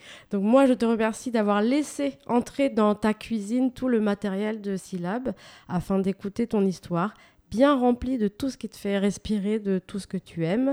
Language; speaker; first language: French; native; French